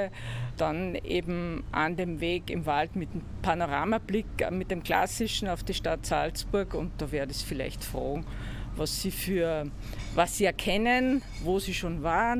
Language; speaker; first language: German; native; German